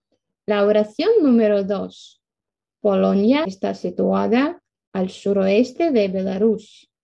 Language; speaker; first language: Spanish; non-native, fluent; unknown